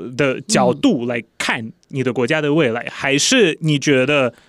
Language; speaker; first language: Chinese; non-native, fluent; Polish